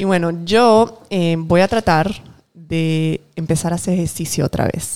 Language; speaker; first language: Spanish; early bilingual, heritage; Spanish